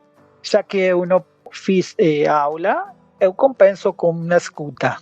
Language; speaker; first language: Portuguese; non-native, learner; Spanish